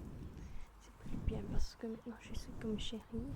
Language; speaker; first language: French; non-native, learner; German